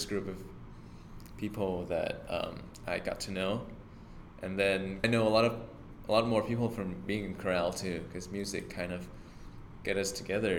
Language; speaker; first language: English; non-native, fluent; Thai